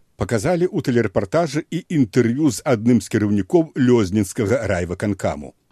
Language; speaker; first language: Belarusian; native; Belarusian